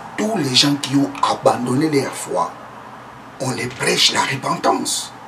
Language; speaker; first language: French; non-native, local second language; Lingala